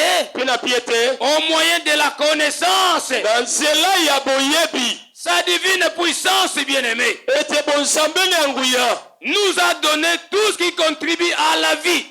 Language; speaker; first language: French; non-native, local second language; Lingala